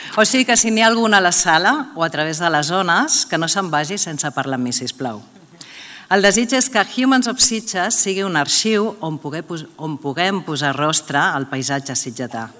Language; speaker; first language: Catalan; native; Catalan